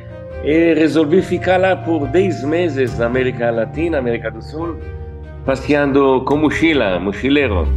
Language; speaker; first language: Portuguese; non-native, fluent; Hebrew